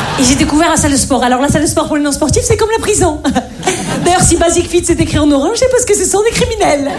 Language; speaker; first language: French; native; French